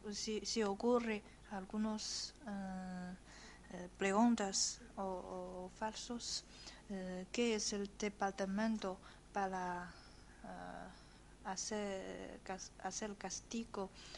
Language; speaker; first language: Spanish; non-native, fluent; Chinese